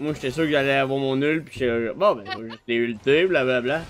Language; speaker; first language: French; native; French